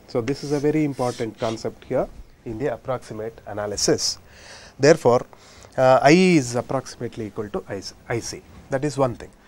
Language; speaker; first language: English; non-native, local second language; Kannada